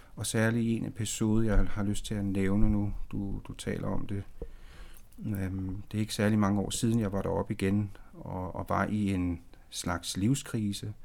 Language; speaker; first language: Danish; native; Danish